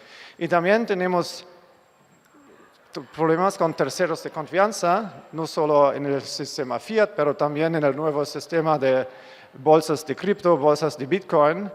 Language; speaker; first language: Spanish; non-native, fluent; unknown